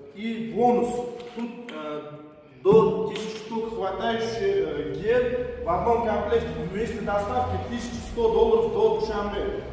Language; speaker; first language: Russian; non-native, fluent; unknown